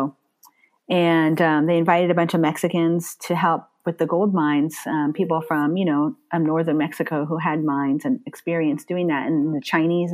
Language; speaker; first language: English; native; English